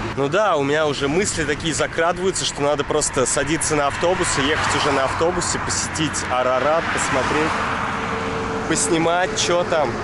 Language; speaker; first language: Russian; native; Russian